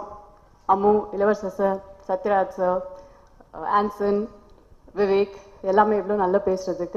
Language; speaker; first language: Tamil; non-native, local second language; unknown